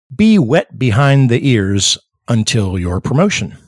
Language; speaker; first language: English; early bilingual, other home language; Spanish